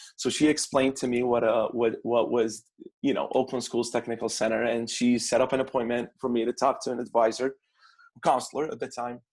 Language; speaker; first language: English; non-native, fluent; Arabic